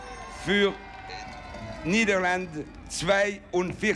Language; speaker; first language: German; non-native, local second language; Italian